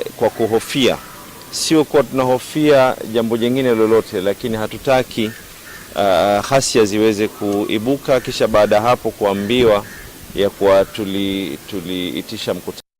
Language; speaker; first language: Swahili; native; Swahili